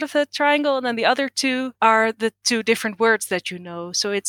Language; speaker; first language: English; non-native, fluent; Dutch